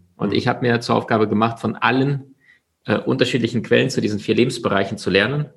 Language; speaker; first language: German; early bilingual, other home language; Russian